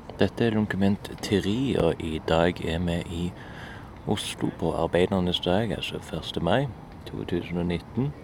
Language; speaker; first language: Norwegian; native; Norwegian